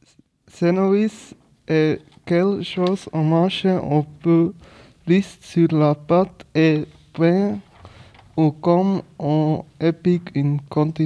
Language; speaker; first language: French; non-native, learner; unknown